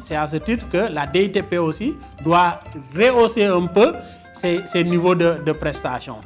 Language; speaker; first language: French; non-native, local second language; Wolof